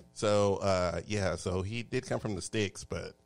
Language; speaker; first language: English; native; English